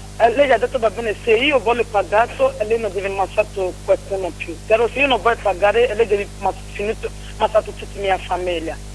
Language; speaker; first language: Italian; non-native, learner; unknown